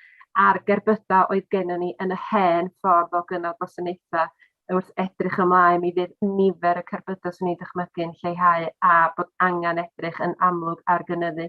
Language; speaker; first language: Welsh; native; Welsh